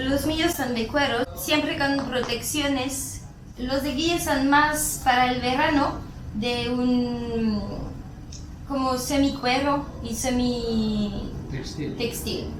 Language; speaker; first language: Spanish; non-native, fluent; French